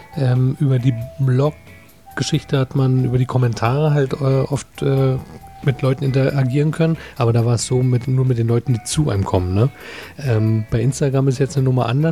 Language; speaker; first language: German; native; German